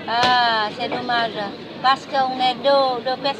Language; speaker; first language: French; non-native, fluent; Vietnamese